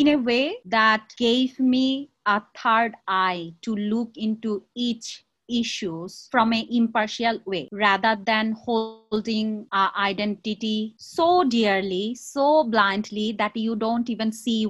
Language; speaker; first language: English; non-native, local second language; Chakma